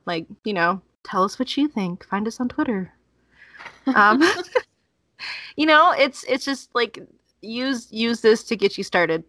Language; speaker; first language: English; native; English